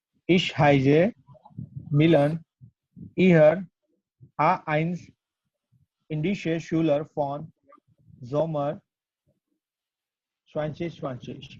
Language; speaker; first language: German; non-native, learner; Gujarati